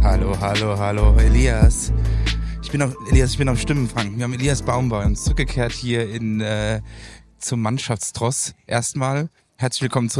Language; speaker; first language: German; native; German